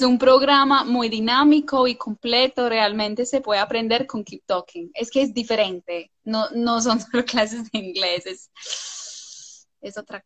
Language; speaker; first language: Spanish; non-native, fluent; English